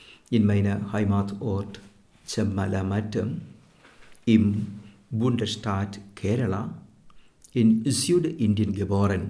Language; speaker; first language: German; non-native, fluent; Malayalam